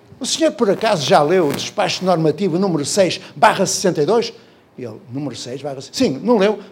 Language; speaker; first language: Portuguese; native; Portuguese